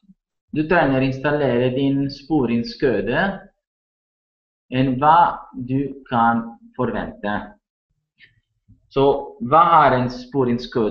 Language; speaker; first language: Norwegian; non-native, learner; Italian